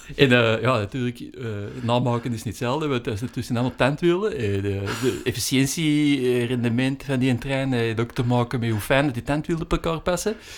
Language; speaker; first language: Dutch; native; Dutch